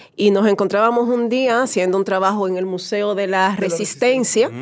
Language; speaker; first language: Spanish; native; Spanish